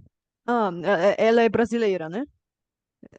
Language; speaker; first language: Portuguese; non-native, fluent; Bulgarian